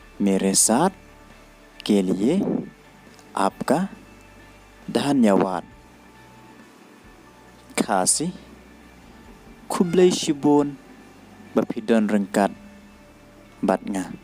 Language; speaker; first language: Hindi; non-native, learner; Khasi